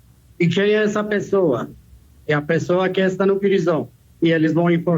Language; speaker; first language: Portuguese; non-native, fluent; Persian